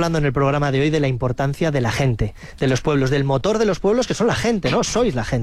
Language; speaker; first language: Spanish; native; Spanish